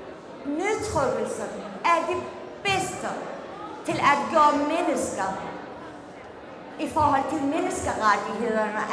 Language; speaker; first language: Danish; non-native, fluent; Central Kurdish